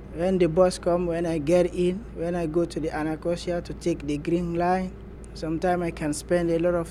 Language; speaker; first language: English; non-native, learner; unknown